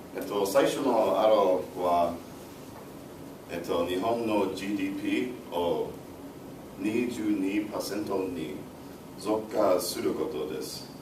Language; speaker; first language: Japanese; non-native, learner; English